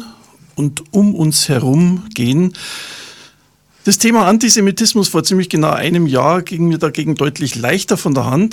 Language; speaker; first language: German; native; German